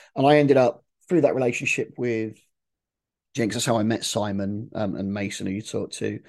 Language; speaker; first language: English; native; English